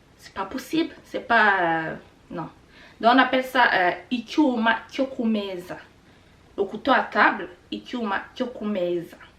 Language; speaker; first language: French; non-native, local second language; Kinyarwanda